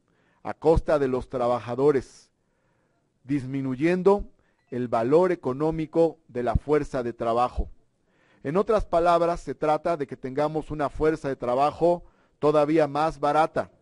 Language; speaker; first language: Spanish; native; Spanish